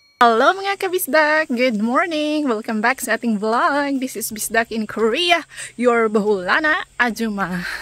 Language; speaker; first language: Filipino; non-native, local second language; Cebuano